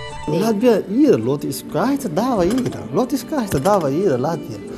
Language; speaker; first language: Latvian; non-native, learner; Nepali